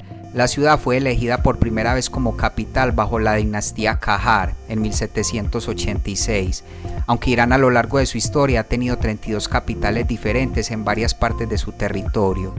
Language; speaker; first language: Spanish; native; Spanish